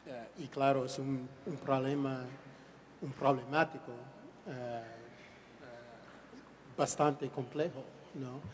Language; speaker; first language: Spanish; non-native, fluent; English